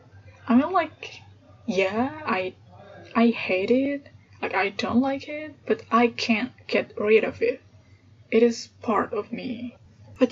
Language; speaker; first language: English; non-native, fluent; Indonesian